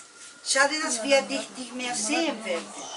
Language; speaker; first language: German; non-native, learner; Spanish